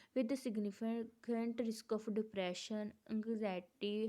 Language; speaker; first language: English; non-native, local second language; Punjabi